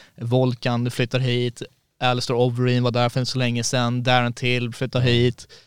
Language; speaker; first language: Swedish; native; Swedish